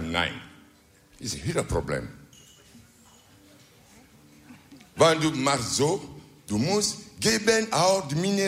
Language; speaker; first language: Dutch; non-native, learner; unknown